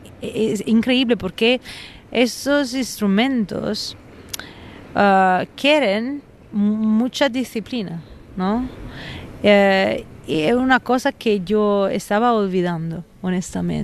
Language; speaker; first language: Spanish; non-native, fluent; Italian